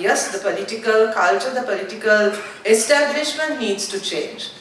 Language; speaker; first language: English; non-native, local second language; Sinhala